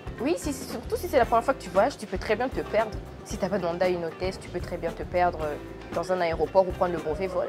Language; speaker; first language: French; non-native, local second language; Rundi